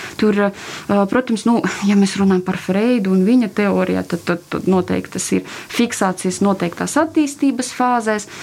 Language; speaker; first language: Latvian; non-native, local second language; Russian